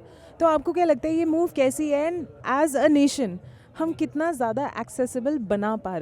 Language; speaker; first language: Hindi; native; Hindi